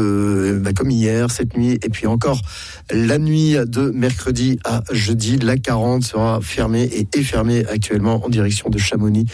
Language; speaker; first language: French; native; French